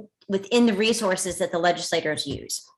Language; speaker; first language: English; native; English